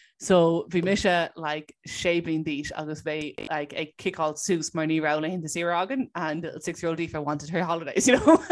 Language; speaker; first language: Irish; non-native, local second language; English